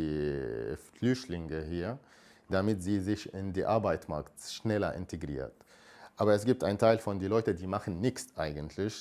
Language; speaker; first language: German; non-native, fluent; Arabic